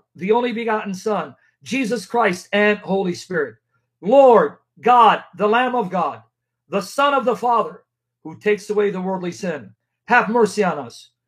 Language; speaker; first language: English; native; English